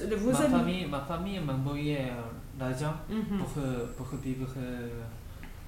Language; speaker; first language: French; non-native, learner; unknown